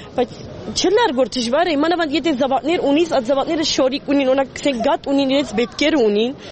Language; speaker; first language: Armenian; early bilingual, heritage; Armenian